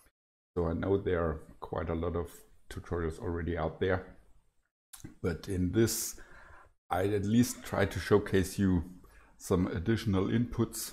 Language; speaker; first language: English; non-native, fluent; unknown